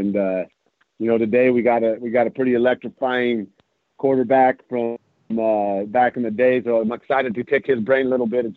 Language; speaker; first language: English; native; English